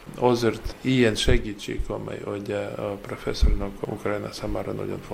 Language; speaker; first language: Hungarian; non-native, learner; Ukrainian